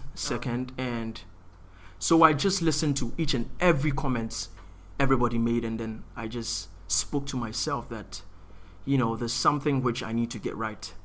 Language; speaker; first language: English; non-native, local second language; Akan